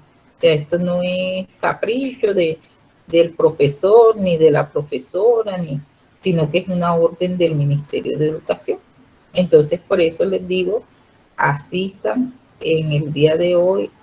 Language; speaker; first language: Spanish; native; Spanish